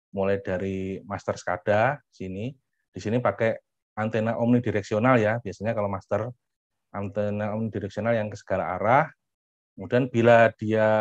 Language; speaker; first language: Indonesian; native; Indonesian